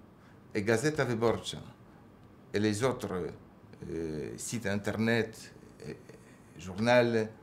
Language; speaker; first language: French; non-native, fluent; Polish